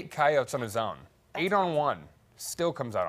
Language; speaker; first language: English; native; English